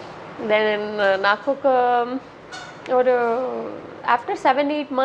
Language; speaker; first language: Telugu; non-native, local second language; Tamil